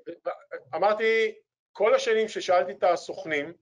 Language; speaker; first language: Hebrew; native; Hebrew